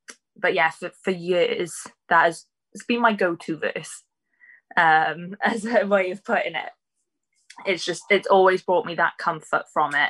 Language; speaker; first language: English; native; English